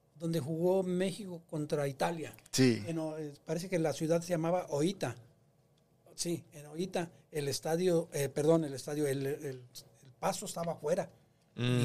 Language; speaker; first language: Spanish; native; Spanish